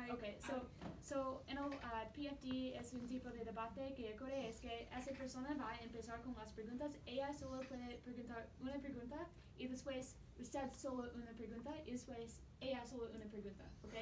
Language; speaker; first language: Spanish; non-native, learner; English